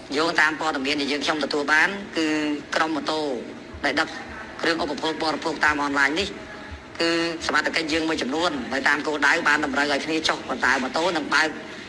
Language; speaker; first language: Khmer; native; Khmer